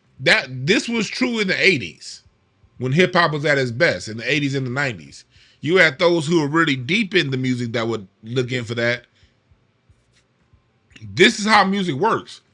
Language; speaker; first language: English; native; English